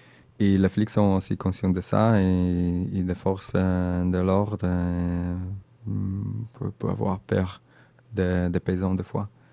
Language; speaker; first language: French; non-native, learner; Indonesian